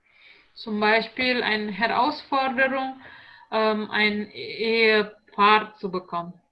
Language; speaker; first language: German; non-native, learner; Indonesian